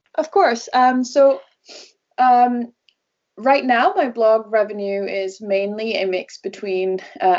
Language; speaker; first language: English; non-native, fluent; Norwegian